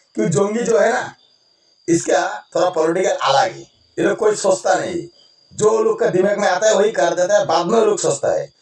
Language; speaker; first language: Hindi; non-native, local second language; Bangla